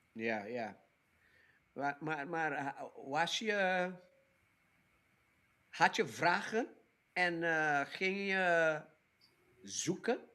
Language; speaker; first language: Dutch; non-native, local second language; Papiamento